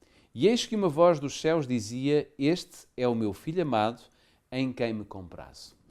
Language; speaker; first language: Portuguese; native; Portuguese